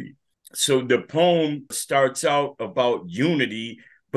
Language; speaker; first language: English; native; English